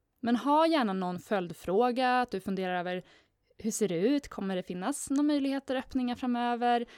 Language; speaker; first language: Swedish; native; Swedish